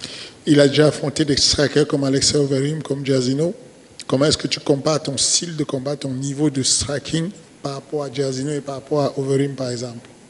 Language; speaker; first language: French; native; French